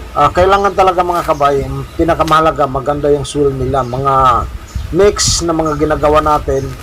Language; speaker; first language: Filipino; non-native, local second language; Cebuano